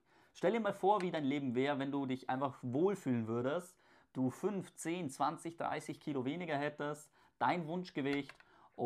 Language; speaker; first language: German; native; German